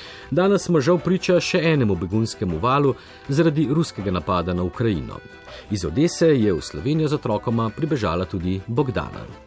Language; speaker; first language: Slovenian; native; Slovenian